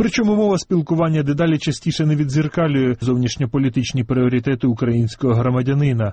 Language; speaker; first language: Ukrainian; native; Ukrainian